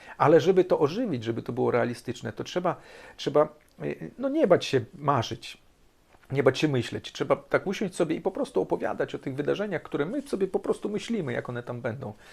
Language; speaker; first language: Polish; early bilingual, heritage; Polish